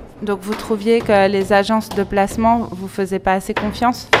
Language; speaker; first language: French; native; French